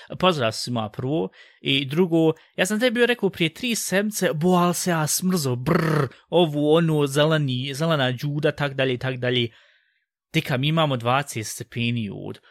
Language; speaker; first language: Bosnian; early bilingual, heritage; Bosnian